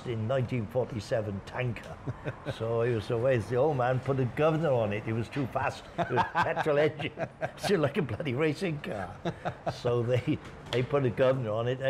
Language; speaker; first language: English; native; English